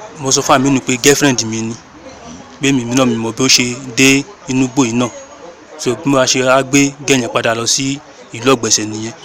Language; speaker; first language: Yoruba; non-native, local second language; Igbo